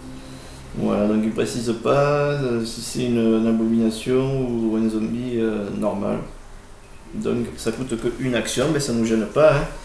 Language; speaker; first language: French; native; French